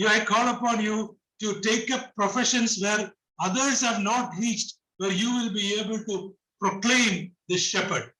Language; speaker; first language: English; non-native, local second language; Malayalam